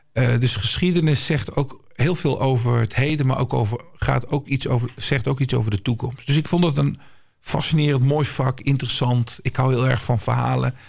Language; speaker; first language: Dutch; early bilingual, other home language; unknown